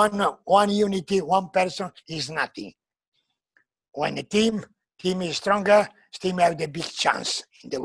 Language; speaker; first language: English; non-native, learner; Italian